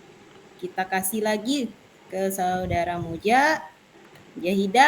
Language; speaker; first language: Indonesian; native; Indonesian